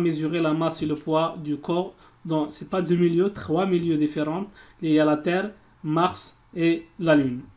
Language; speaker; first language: French; non-native, local second language; Arabic